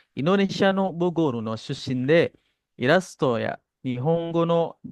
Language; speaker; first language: Japanese; non-native, fluent; Indonesian